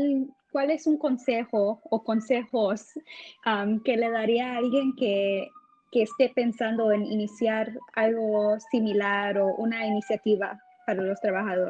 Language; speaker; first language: Spanish; early bilingual, heritage; English